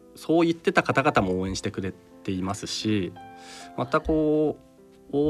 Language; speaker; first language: Japanese; native; Japanese